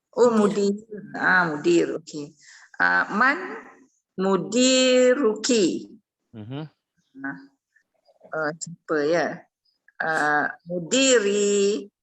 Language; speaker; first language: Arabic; non-native, learner; Malay